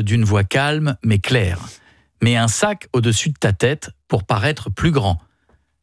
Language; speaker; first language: French; native; French